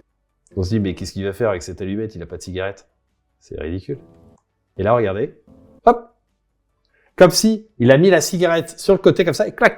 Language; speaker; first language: French; native; French